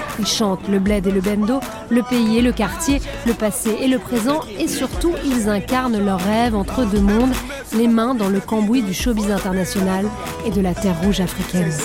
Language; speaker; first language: French; native; French